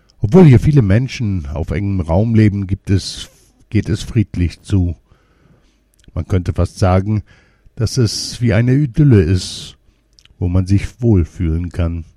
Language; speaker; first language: German; early bilingual, other home language; Polish